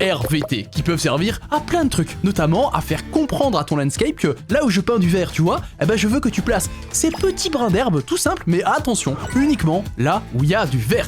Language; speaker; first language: French; native; French